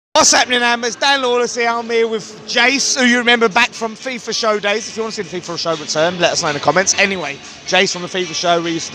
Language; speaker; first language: English; native; English